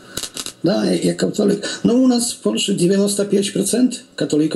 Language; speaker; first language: Russian; non-native, learner; Polish